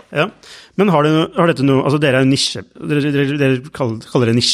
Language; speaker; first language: Norwegian; native; Norwegian